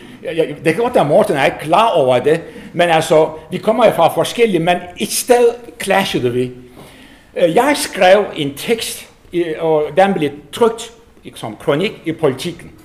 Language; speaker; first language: Danish; non-native, fluent; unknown